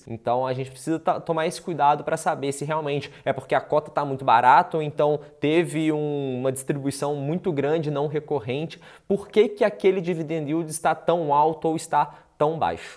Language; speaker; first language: Portuguese; native; Portuguese